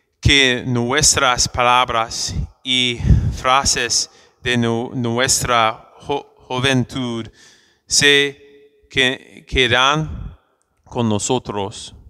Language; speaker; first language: Spanish; non-native, fluent; English